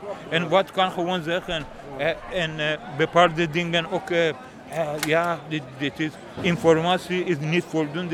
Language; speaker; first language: Dutch; non-native, learner; Persian